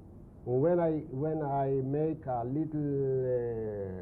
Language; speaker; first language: English; non-native, learner; Spanish